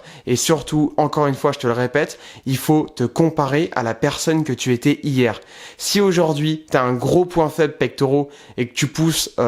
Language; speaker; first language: French; native; French